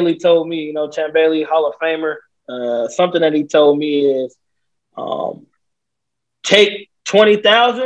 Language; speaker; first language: English; native; English